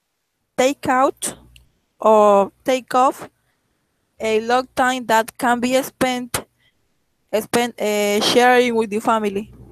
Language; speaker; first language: English; non-native, learner; Spanish